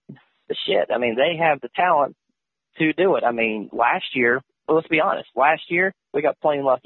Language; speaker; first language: English; native; English